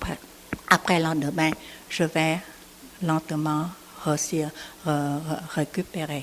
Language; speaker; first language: French; non-native, learner; Vietnamese